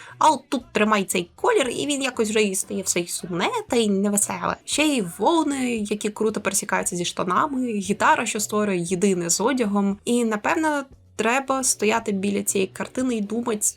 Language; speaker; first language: Ukrainian; native; Ukrainian